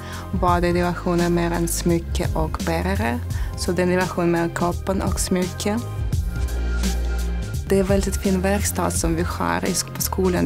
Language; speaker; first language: Swedish; non-native, fluent; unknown